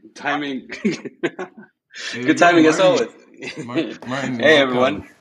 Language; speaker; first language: English; non-native, fluent; German